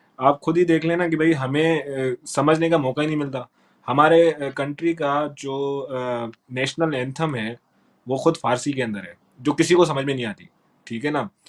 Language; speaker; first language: Urdu; non-native, local second language; Sindhi